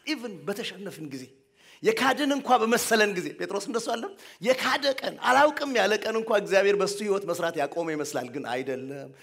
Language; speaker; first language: Amharic; native; Amharic